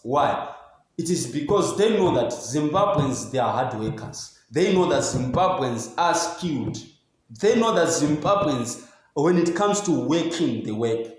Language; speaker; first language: English; non-native, local second language; Zulu